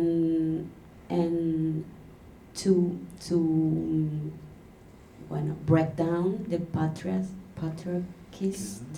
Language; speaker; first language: English; non-native, learner; Spanish